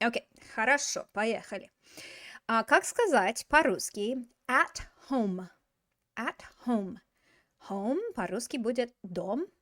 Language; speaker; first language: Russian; non-native, fluent; English